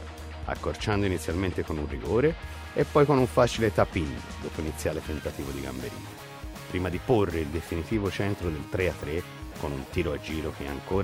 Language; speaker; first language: Italian; native; Italian